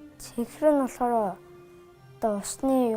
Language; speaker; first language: Mongolian; early bilingual, heritage; Mongolian